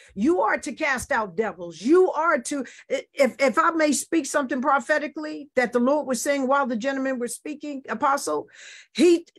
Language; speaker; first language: English; native; English